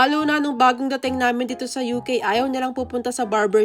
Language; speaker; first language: Filipino; native; Filipino